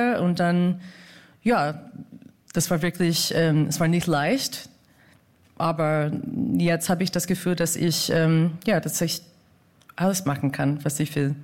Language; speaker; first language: German; non-native, fluent; English